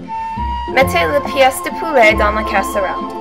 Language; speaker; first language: French; non-native, learner; English